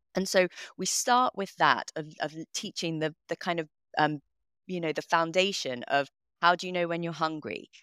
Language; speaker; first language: English; native; English